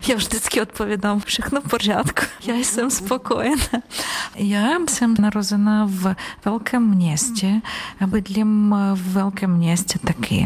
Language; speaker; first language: Czech; non-native, learner; Ukrainian